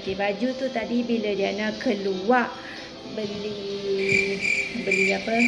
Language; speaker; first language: Malay; native; Malay